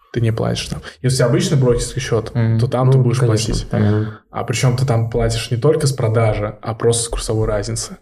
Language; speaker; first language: Russian; early bilingual, heritage; Russian